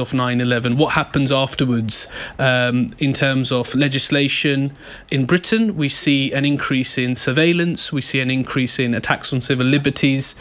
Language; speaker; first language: English; native; English